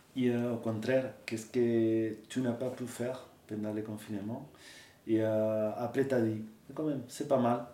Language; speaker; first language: French; non-native, fluent; Spanish